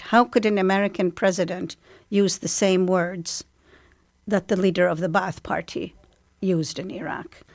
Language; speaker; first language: English; non-native, fluent; Arabic